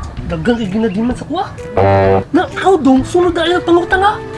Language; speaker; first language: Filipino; non-native, local second language; Cebuano